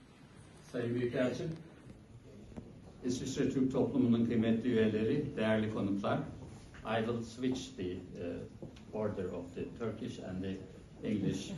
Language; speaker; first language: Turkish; native; Turkish